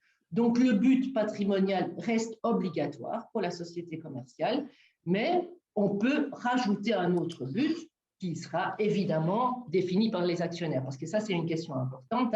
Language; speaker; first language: French; native; French